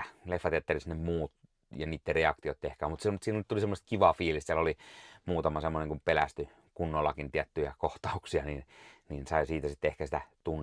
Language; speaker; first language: Finnish; native; Finnish